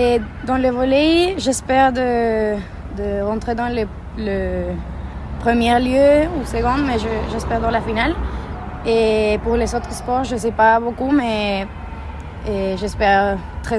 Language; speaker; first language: French; non-native, learner; Spanish